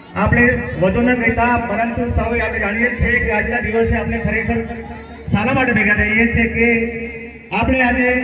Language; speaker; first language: Gujarati; native; Gujarati